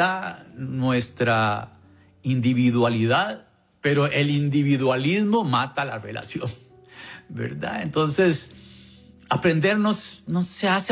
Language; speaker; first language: Spanish; native; Spanish